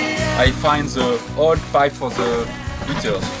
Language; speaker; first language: English; non-native, learner; French